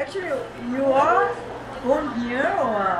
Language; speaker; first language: English; non-native, learner; Korean